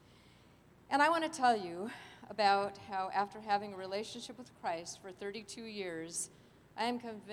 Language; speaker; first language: English; native; English